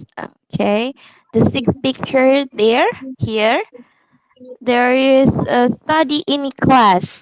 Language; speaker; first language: English; non-native, fluent; Indonesian